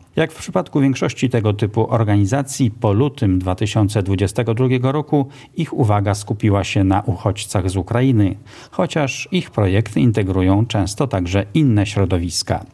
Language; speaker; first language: Polish; native; Polish